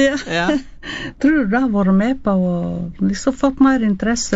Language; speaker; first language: Norwegian; native; Norwegian